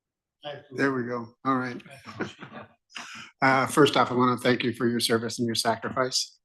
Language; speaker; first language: English; native; English